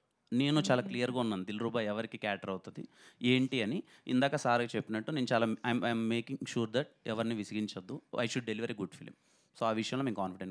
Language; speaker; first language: Telugu; native; Telugu